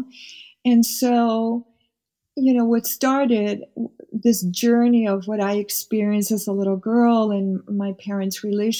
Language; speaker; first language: English; early bilingual, other home language; Spanish